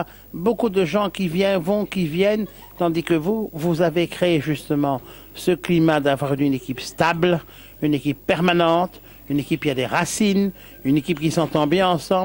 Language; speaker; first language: French; native; French